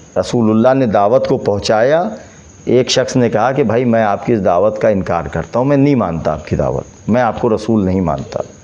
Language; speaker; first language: Urdu; native; Urdu